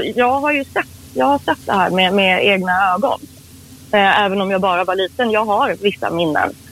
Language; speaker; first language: Swedish; early bilingual, other home language; Persian